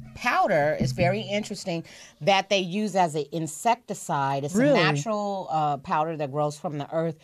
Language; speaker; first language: English; native; English